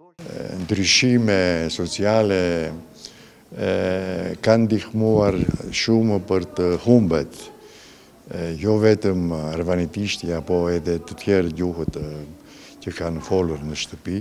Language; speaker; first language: Albanian; non-native, fluent; Greek